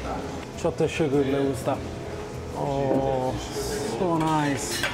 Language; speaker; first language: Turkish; non-native, learner; Italian